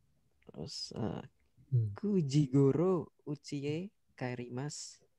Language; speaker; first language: Japanese; non-native, learner; Indonesian